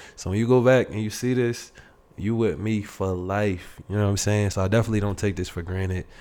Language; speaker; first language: English; native; English